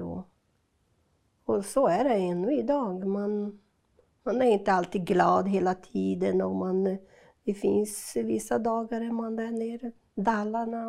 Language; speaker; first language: Swedish; non-native, fluent; Portuguese